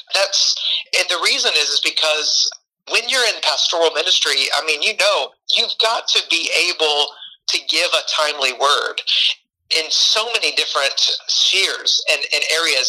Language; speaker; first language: English; native; English